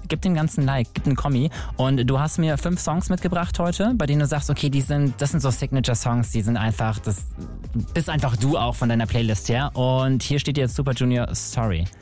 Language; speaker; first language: German; native; German